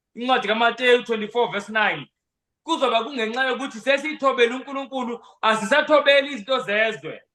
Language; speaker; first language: Zulu; non-native, local second language; Xhosa